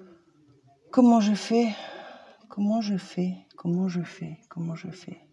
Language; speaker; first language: French; native; French